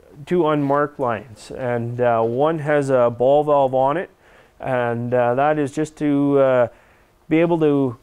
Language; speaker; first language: English; native; English